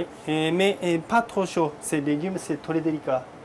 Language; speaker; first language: French; non-native, learner; Japanese